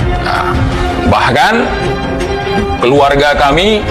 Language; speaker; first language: Indonesian; native; Indonesian